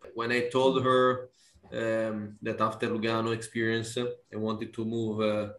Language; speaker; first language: English; non-native, fluent; Italian